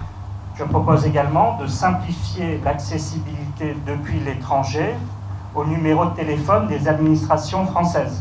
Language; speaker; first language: French; native; French